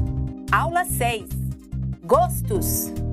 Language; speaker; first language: Portuguese; non-native, fluent; English